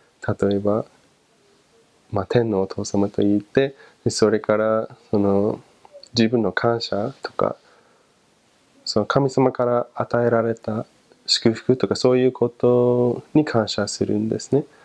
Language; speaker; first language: Japanese; non-native, fluent; English